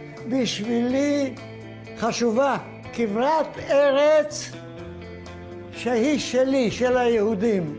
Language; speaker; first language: Hebrew; non-native, fluent; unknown